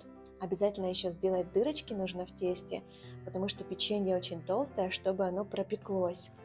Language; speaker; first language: Russian; native; Russian